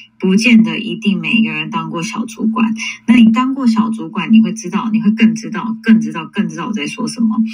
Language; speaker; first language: Chinese; early bilingual, heritage; English